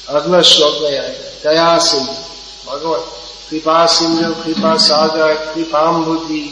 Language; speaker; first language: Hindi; non-native, fluent; English